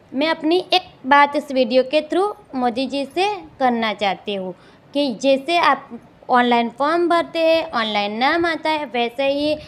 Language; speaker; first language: Hindi; non-native, local second language; Gujarati